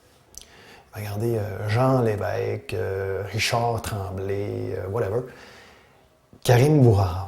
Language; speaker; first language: French; native; French